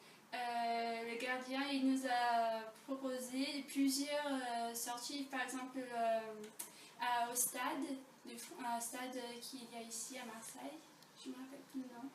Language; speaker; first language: French; non-native, fluent; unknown